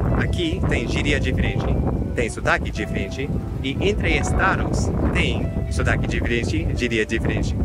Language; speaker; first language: Portuguese; non-native, fluent; English